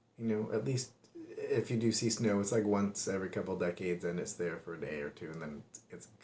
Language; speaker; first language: English; native; English